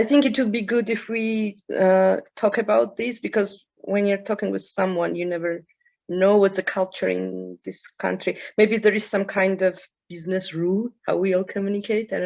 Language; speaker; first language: English; non-native, fluent; Georgian